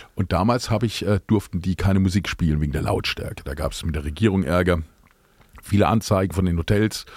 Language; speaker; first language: German; native; German